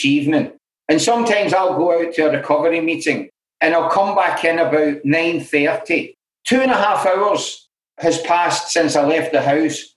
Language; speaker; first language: English; native; English